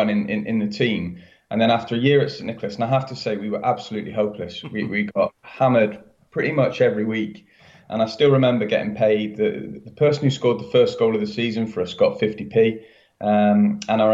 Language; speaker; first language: English; native; English